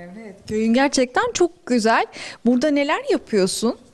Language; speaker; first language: Turkish; native; Turkish